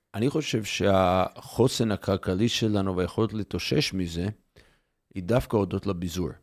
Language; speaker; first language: Hebrew; non-native, fluent; English